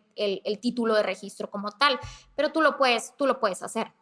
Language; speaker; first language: Spanish; native; Spanish